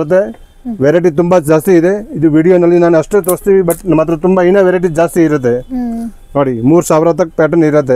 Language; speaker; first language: Kannada; non-native, local second language; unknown